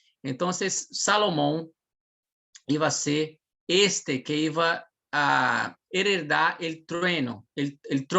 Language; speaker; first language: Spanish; non-native, fluent; Portuguese